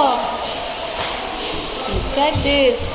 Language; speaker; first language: English; non-native, learner; Hindi